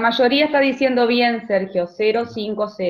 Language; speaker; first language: Spanish; native; Spanish